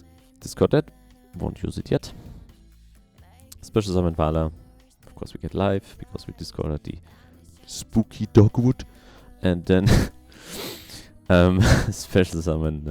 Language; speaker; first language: English; non-native, fluent; German